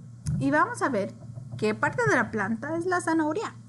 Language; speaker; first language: Spanish; early bilingual, heritage; English